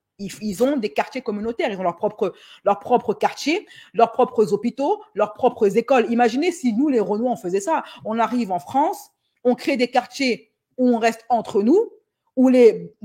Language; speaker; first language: French; native; French